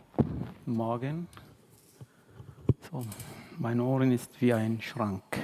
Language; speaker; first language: German; non-native, fluent; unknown